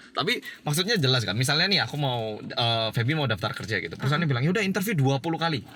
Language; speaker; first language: Indonesian; non-native, fluent; Korean